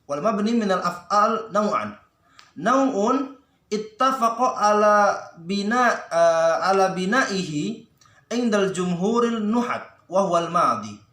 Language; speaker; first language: Arabic; non-native, learner; Indonesian